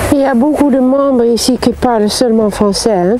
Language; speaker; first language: French; non-native, learner; Dutch